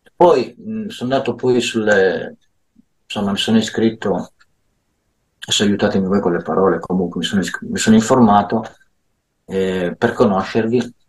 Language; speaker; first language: Italian; native; Italian